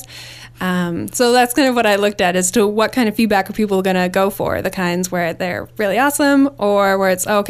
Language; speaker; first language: English; native; English